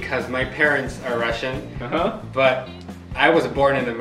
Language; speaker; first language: English; early bilingual, heritage; English